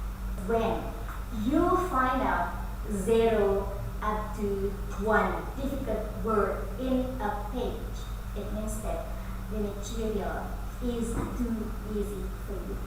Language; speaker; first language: English; non-native, fluent; Indonesian